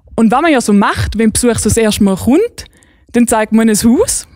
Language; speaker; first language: German; native; German